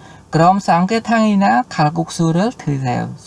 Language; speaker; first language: Korean; non-native, fluent; Khmer